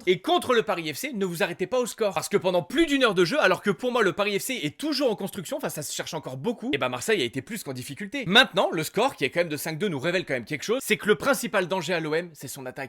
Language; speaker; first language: French; native; French